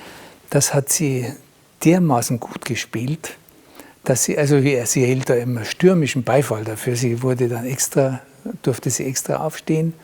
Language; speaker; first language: German; native; German